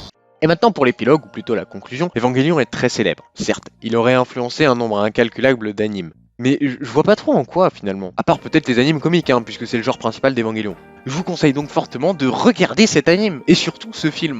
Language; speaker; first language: French; native; French